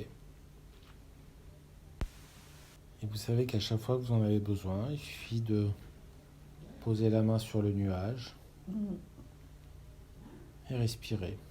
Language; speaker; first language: French; native; French